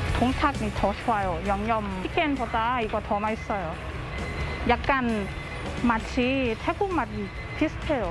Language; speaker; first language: Korean; non-native, learner; Thai